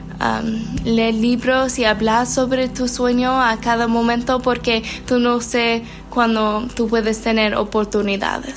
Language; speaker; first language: Spanish; non-native, learner; English